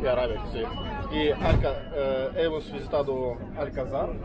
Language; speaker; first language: Spanish; non-native, learner; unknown